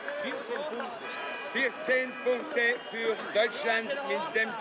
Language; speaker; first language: German; non-native, fluent; Italian